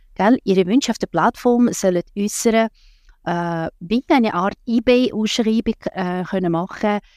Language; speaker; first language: German; non-native, fluent; Russian